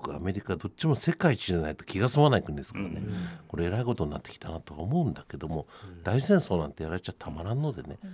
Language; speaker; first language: Japanese; native; Japanese